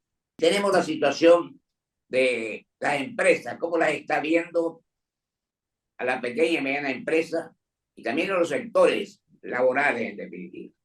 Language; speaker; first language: Spanish; native; Spanish